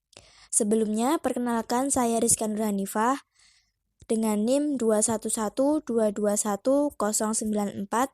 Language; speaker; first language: Indonesian; native; Indonesian